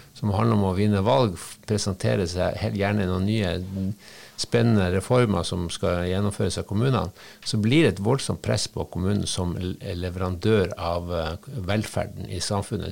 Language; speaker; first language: Norwegian; native; Norwegian